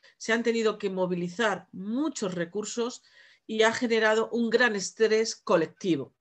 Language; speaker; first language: Spanish; native; Spanish